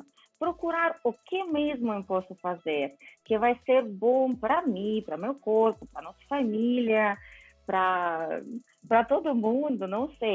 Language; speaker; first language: Portuguese; non-native, fluent; Ukrainian